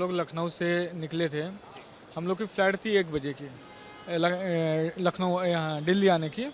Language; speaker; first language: Hindi; native; Hindi